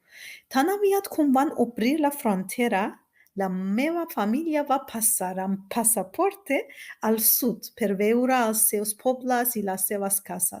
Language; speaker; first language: Catalan; non-native, learner; Turkish